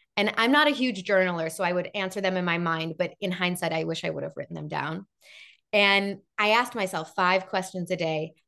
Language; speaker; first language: English; native; English